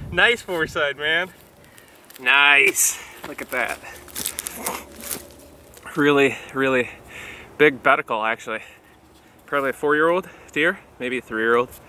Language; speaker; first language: English; native; English